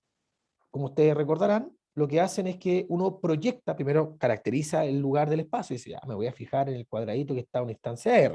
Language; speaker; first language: Spanish; native; Spanish